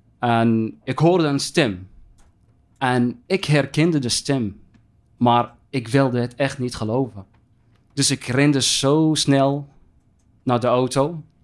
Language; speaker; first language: Dutch; non-native, fluent; Arabic